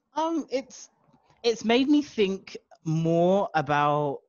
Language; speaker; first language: English; native; English